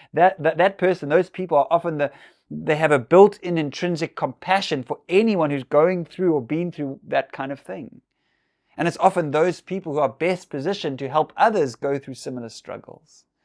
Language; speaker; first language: English; native; English